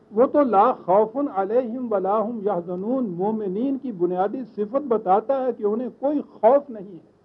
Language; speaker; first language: Urdu; native; Urdu